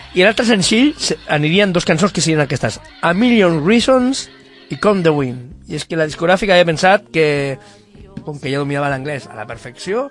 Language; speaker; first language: Catalan; non-native, local second language; Spanish